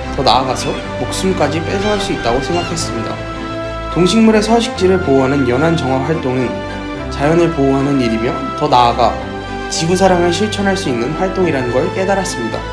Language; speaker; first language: Korean; native; Korean